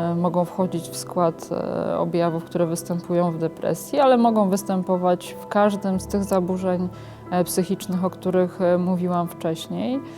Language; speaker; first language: Polish; native; Polish